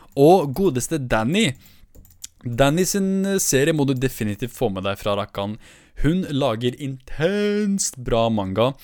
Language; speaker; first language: Norwegian; early bilingual, other home language; Kurdish